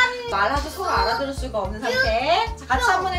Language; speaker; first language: Korean; native; Korean